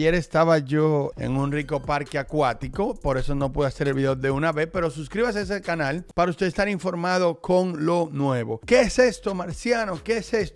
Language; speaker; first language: Spanish; native; Spanish